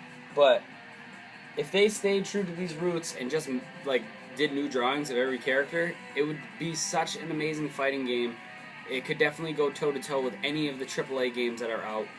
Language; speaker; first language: English; native; English